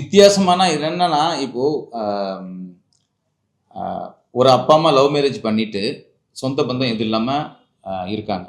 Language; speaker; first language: Tamil; native; Tamil